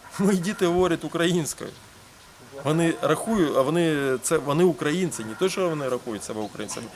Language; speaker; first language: Ukrainian; early bilingual, heritage; Ukrainian